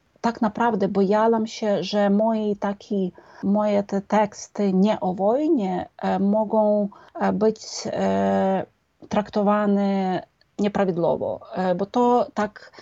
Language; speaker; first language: Polish; non-native, fluent; Ukrainian